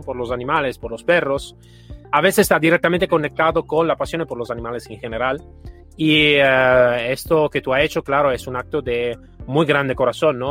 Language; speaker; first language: Spanish; non-native, fluent; Italian